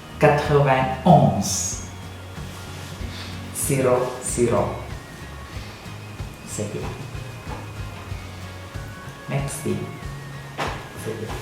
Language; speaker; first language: French; non-native, learner; Thai